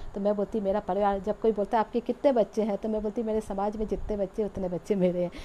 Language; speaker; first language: Hindi; native; Hindi